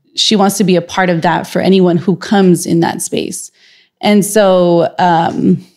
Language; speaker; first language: English; native; English